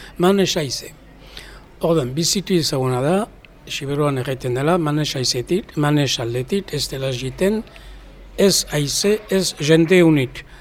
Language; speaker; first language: Basque; native; Basque